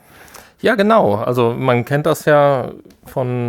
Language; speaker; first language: German; native; German